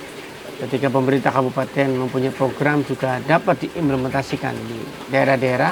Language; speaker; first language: Indonesian; native; Indonesian